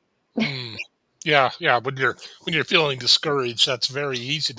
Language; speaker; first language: English; native; English